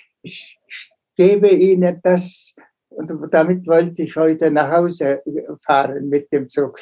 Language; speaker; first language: German; non-native, fluent; Mongolian